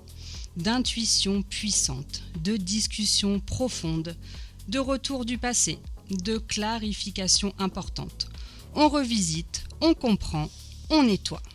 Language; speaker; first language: French; native; French